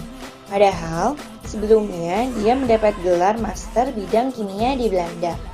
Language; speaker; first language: Indonesian; native; Indonesian